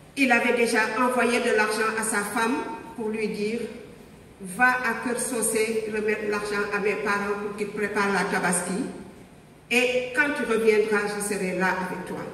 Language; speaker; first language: French; non-native, local second language; Wolof